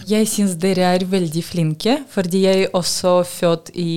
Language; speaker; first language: Norwegian; non-native, learner; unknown